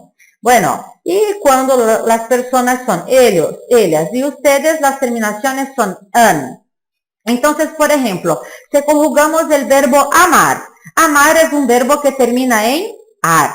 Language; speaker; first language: Spanish; non-native, fluent; Portuguese